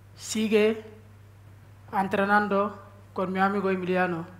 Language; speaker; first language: Spanish; non-native, learner; Wolof